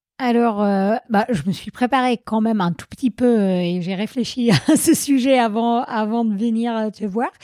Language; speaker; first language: French; non-native, fluent; English